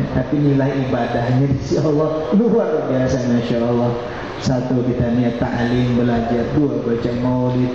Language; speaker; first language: Malay; non-native, local second language; Banjar